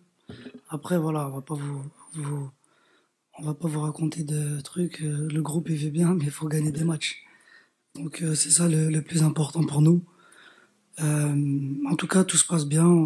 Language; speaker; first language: French; early bilingual, other home language; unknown